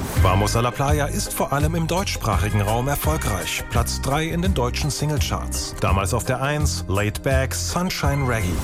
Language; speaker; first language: German; native; German